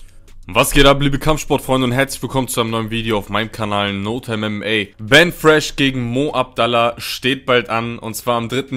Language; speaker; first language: German; native; German